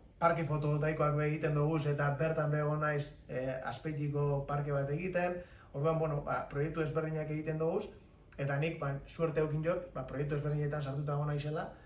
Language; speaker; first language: Basque; native; Basque